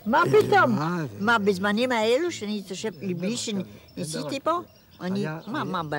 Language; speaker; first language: Hebrew; non-native, fluent; German